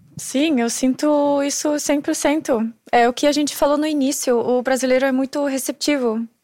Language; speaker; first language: Portuguese; non-native, fluent; German